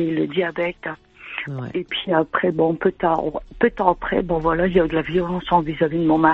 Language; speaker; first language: French; native; French